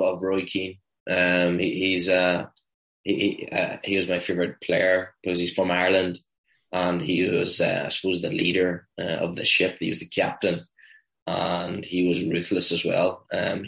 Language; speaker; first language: English; native; English